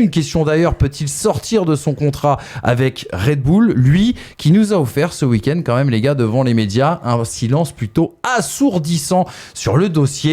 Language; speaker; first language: French; native; French